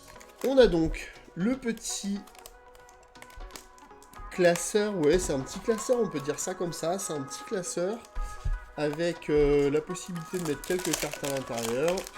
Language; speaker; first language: French; native; French